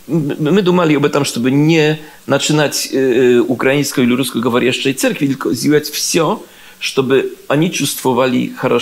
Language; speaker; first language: Russian; non-native, learner; Polish